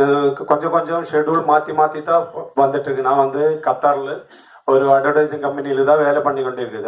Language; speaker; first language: Tamil; non-native, learner; Malayalam